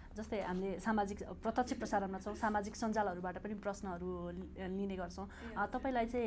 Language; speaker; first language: Nepali; native; Nepali